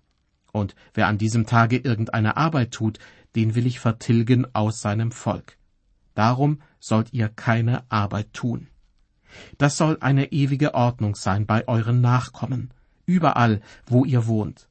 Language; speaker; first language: German; native; German